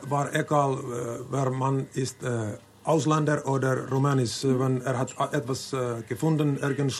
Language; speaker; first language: German; non-native, learner; Finnish